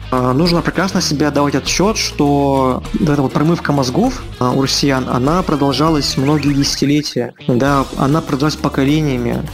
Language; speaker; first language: Russian; native; Russian